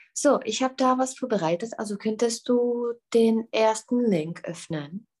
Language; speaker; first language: German; non-native, fluent; Czech